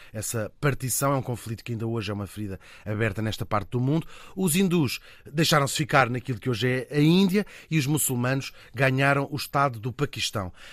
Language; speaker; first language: Portuguese; native; Portuguese